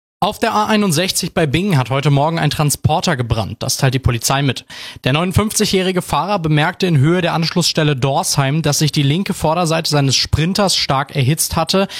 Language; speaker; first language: German; native; German